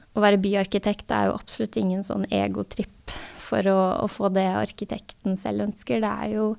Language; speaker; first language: Norwegian; native; Norwegian